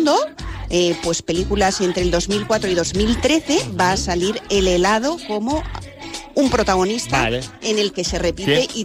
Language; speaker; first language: Spanish; native; Spanish